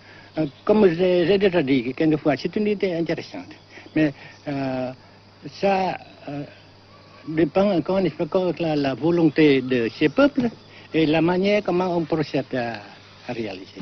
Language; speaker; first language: French; non-native, local second language; Vietnamese